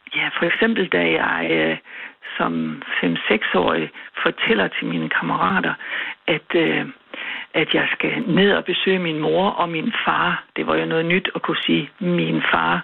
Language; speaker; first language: Danish; native; Danish